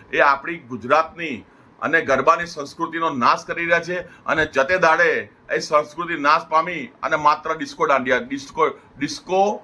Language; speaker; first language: Gujarati; non-native, local second language; Punjabi